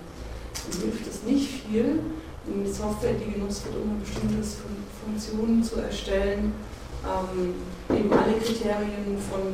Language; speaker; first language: German; native; German